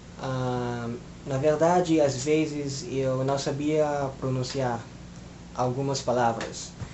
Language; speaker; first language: Portuguese; non-native, fluent; Filipino